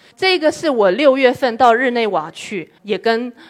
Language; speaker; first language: Chinese; non-native, fluent; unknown